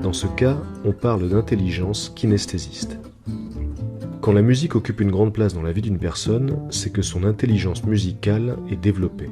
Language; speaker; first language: French; native; French